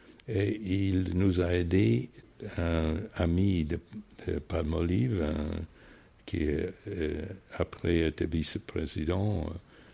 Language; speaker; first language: French; non-native, fluent; English